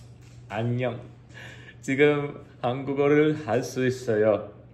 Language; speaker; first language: Korean; non-native, learner; English